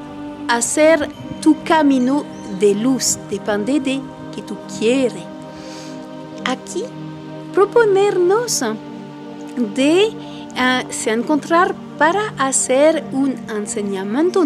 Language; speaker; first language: Spanish; non-native, learner; French